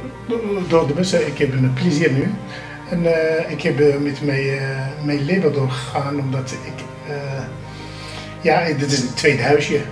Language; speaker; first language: Dutch; non-native, fluent; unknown